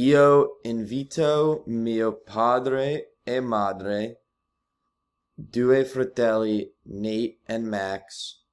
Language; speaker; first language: Italian; non-native, learner; English